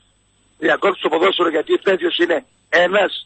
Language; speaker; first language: Greek; native; Greek